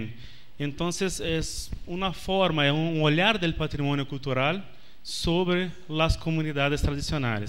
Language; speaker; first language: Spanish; non-native, learner; Portuguese